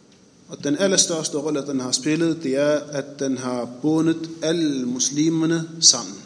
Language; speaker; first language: Danish; non-native, fluent; Arabic